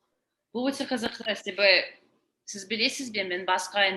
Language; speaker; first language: Kazakh; non-native, learner; English